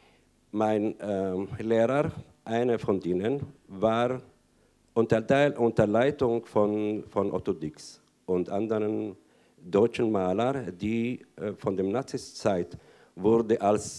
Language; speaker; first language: German; non-native, fluent; Arabic